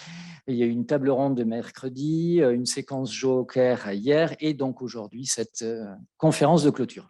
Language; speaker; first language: French; native; French